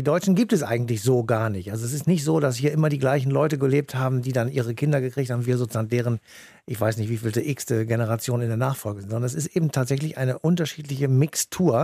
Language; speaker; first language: German; native; German